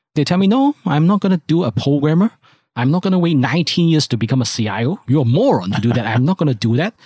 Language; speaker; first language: English; non-native, local second language; Cantonese